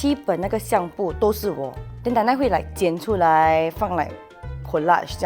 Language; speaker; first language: Chinese; non-native, local second language; English